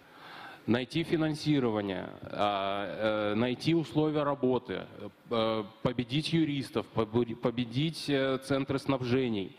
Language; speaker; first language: Russian; native; Russian